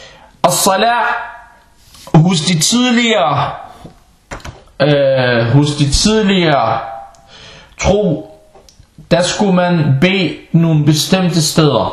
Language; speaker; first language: Danish; early bilingual, other home language; Arabic